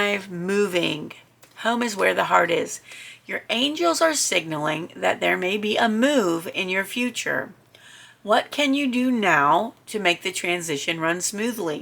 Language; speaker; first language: English; native; English